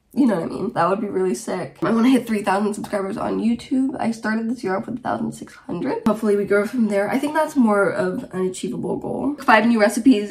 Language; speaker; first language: English; early bilingual, other home language; Romanian